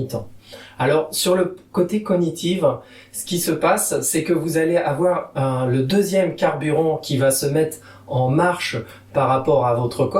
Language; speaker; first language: French; native; French